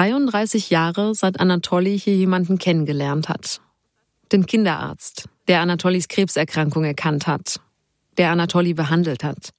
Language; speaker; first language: German; native; German